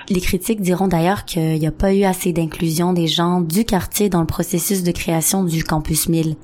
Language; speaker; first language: French; native; French